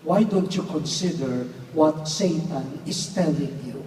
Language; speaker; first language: English; non-native, local second language; Filipino